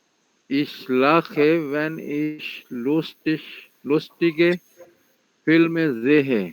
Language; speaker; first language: German; non-native, learner; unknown